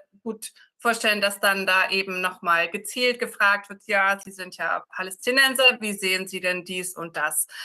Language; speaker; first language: German; native; German